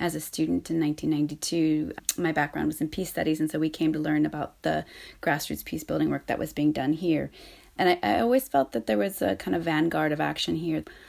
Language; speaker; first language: English; native; English